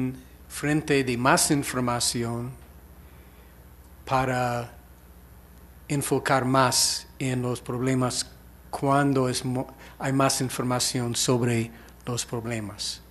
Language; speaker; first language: Spanish; non-native, fluent; English